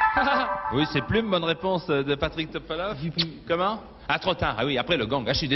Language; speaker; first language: French; native; French